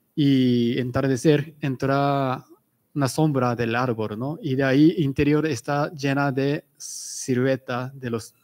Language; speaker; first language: Spanish; non-native, fluent; Japanese